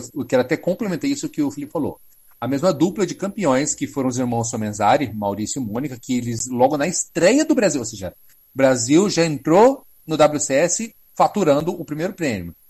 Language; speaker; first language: Portuguese; native; Portuguese